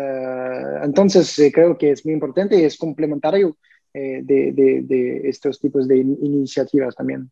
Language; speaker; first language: Spanish; non-native, learner; French